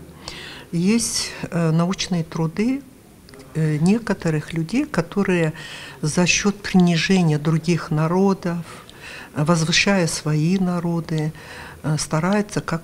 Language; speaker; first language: Russian; non-native, local second language; Karachay-Balkar